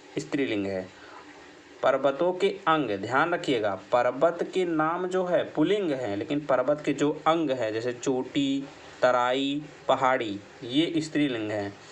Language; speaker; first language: Hindi; native; Hindi